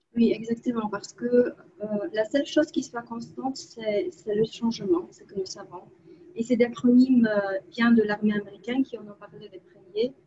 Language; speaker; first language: French; non-native, fluent; Polish